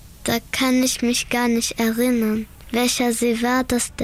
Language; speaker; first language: German; early bilingual, other home language; Persian